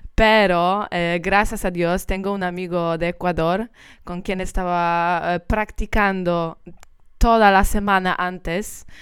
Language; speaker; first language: Spanish; non-native, learner; Polish